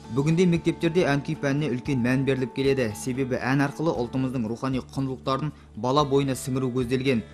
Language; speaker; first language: Kazakh; native; Kazakh